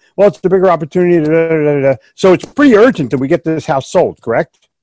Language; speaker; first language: English; native; English